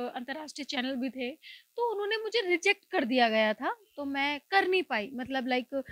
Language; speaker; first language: Hindi; native; Hindi